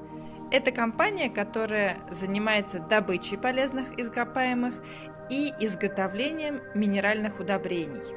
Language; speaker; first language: Russian; native; Russian